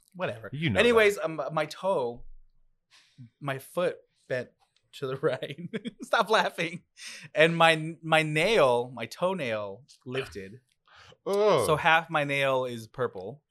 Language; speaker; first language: English; early bilingual, other home language; Spanish